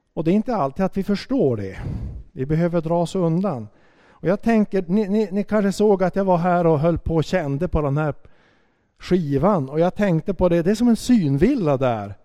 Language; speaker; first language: Swedish; native; Swedish